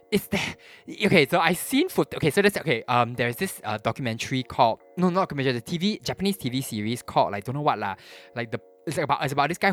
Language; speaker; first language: English; native; English